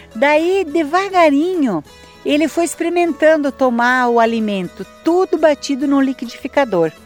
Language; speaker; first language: Portuguese; native; Portuguese